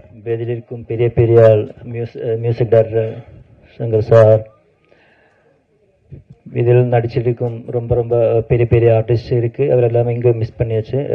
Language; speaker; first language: Tamil; non-native, learner; Malayalam